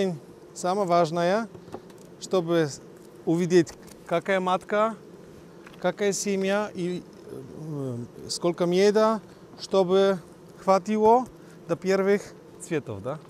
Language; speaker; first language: Russian; non-native, learner; Polish